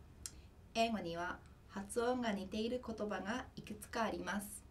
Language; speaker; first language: Japanese; non-native, fluent; English